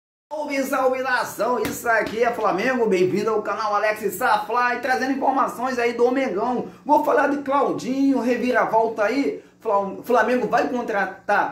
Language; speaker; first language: Portuguese; native; Portuguese